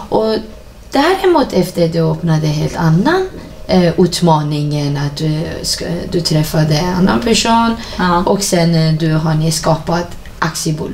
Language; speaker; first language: Swedish; non-native, fluent; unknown